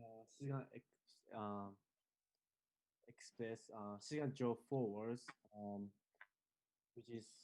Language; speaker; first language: English; non-native, fluent; Japanese